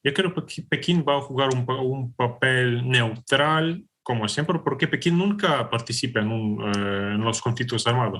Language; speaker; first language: Spanish; non-native, fluent; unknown